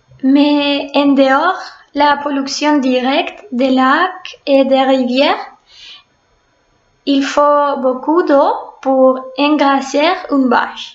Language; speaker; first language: French; non-native, fluent; Spanish